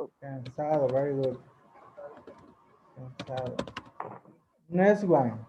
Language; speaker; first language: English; non-native, learner; Spanish